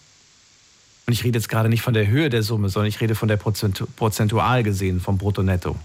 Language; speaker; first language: German; native; German